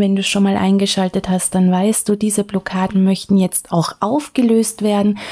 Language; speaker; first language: German; native; German